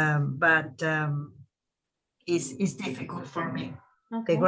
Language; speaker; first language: English; non-native, learner; Spanish